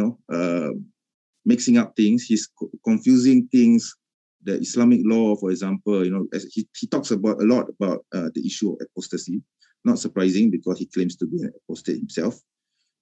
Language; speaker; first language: English; non-native, local second language; Malay